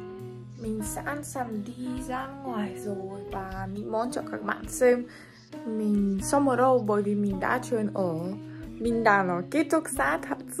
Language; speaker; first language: Vietnamese; non-native, learner; Russian